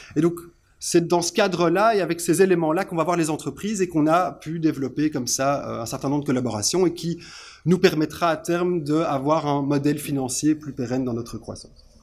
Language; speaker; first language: French; native; French